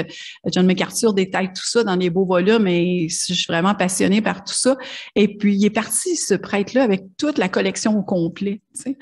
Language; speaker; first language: French; native; French